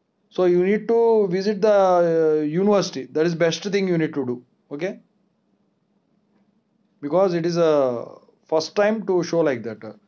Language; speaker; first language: English; non-native, local second language; Telugu